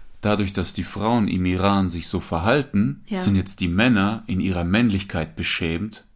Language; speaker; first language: German; native; German